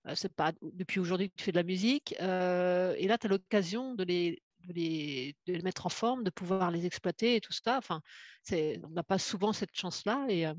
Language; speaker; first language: French; native; French